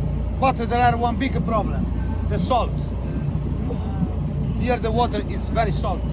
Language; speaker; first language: English; non-native, fluent; Italian